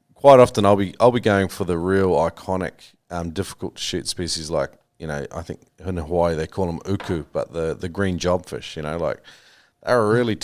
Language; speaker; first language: English; native; English